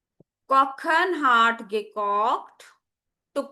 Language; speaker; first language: German; non-native, learner; Hindi